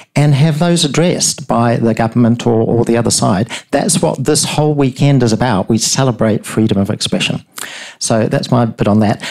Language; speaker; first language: English; native; English